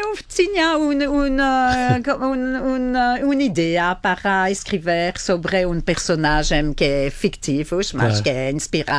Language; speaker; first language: Portuguese; non-native, learner; Italian